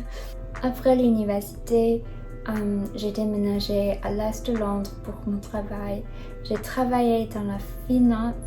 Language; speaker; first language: French; non-native, learner; Chinese